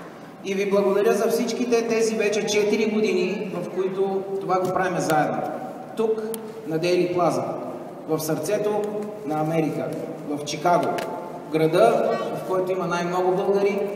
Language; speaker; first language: Bulgarian; native; Bulgarian